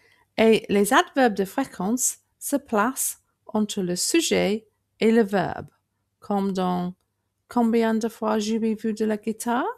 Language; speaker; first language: French; non-native, fluent; English